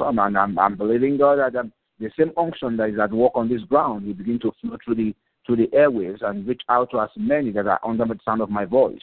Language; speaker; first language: English; non-native, local second language; Yoruba